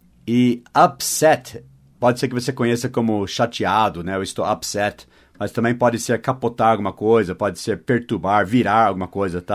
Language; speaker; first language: Portuguese; non-native, fluent; English